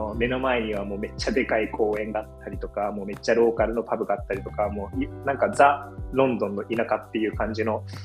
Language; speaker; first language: Japanese; early bilingual, heritage; Japanese